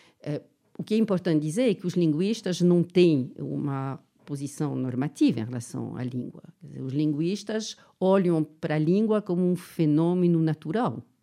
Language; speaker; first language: Portuguese; non-native, fluent; French